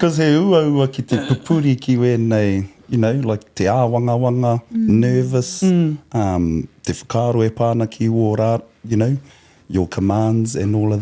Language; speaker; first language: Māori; non-native, local second language; English